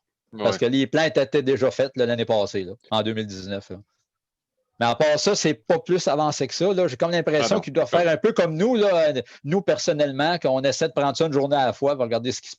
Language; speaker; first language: French; native; French